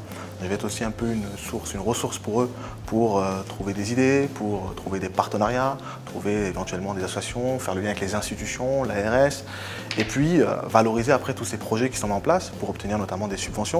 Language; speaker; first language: French; native; French